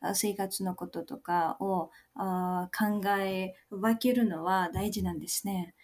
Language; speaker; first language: Japanese; non-native, learner; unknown